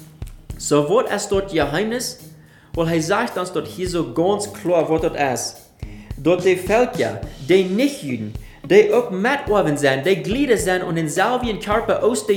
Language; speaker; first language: German; non-native, learner; Afrikaans